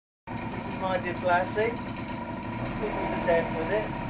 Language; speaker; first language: English; native; English